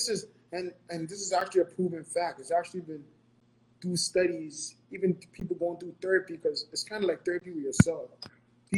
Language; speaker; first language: English; non-native, local second language; Akan